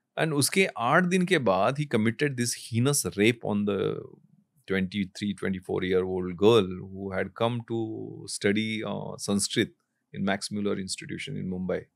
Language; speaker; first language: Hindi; non-native, local second language; Marathi